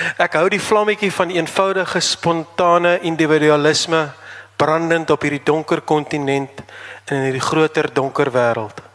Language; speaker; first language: Afrikaans; native; Afrikaans